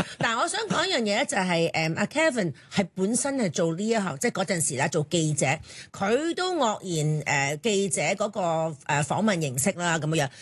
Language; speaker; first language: Cantonese; native; Cantonese